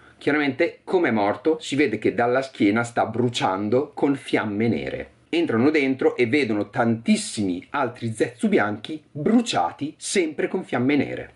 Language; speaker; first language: Italian; native; Italian